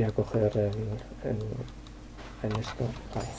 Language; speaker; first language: Spanish; native; Spanish